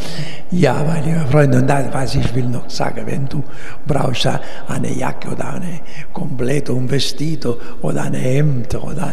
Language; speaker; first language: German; non-native, learner; Italian